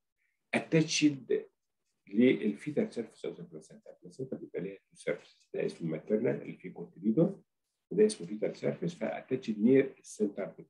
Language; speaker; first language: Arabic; native; Arabic